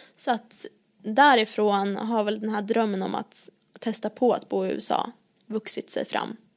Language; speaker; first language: Swedish; native; Swedish